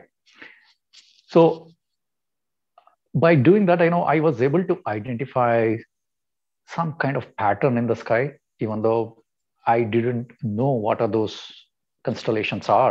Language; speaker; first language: English; non-native, local second language; Kannada